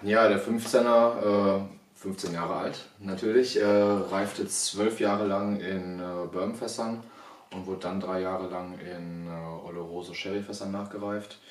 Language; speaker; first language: German; native; German